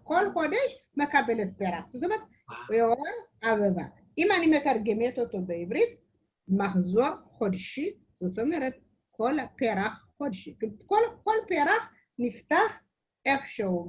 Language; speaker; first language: Hebrew; non-native, learner; Amharic